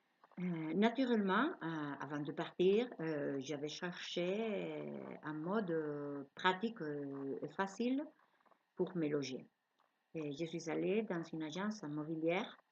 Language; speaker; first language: French; non-native, learner; Spanish